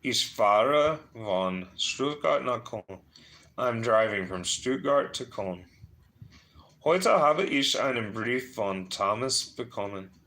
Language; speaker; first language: German; non-native, learner; English